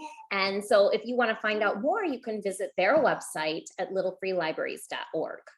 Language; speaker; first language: English; native; English